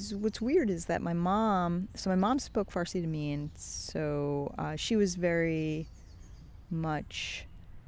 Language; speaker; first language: English; native; English